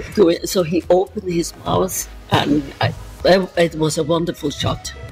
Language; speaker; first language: English; non-native, learner; Norwegian